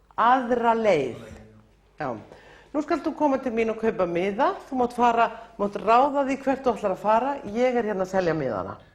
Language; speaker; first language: Icelandic; native; Icelandic